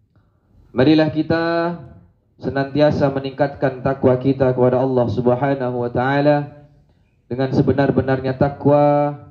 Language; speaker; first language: Indonesian; native; Indonesian